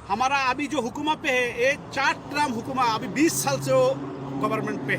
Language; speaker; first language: Hindi; non-native, fluent; Bangla